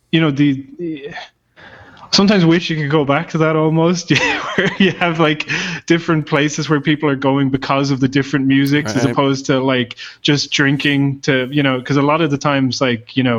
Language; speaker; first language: English; native; English